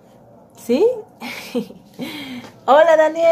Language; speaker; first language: Spanish; native; Spanish